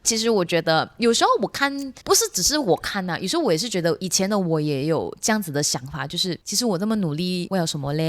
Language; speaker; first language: Chinese; non-native, local second language; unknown